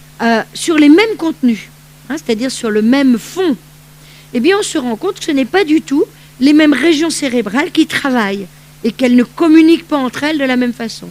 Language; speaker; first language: French; native; French